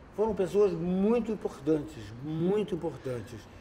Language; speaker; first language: Portuguese; native; Portuguese